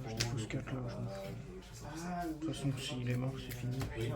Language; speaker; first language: French; native; French